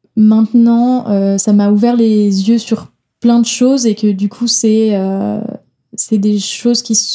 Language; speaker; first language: French; non-native, fluent; Danish